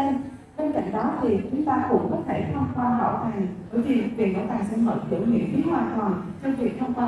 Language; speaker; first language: Vietnamese; native; Vietnamese